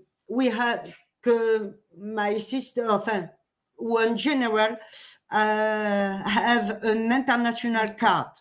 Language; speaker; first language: English; non-native, learner; French